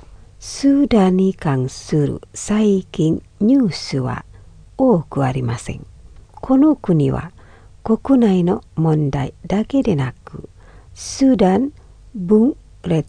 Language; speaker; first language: Japanese; non-native, fluent; Indonesian